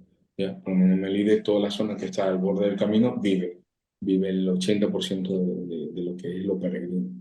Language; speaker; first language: Spanish; native; Spanish